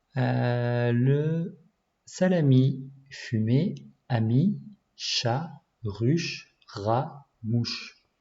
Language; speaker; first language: French; non-native, learner; Japanese